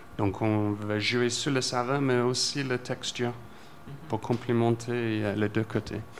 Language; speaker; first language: French; non-native, fluent; English